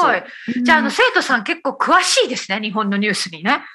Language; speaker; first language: Japanese; native; Japanese